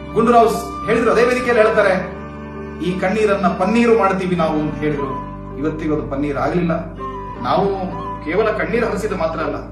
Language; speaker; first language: Kannada; native; Kannada